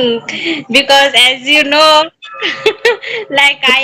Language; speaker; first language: English; non-native, learner; Hindi